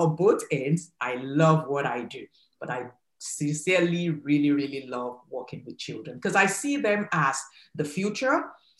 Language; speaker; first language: English; non-native, local second language; Yoruba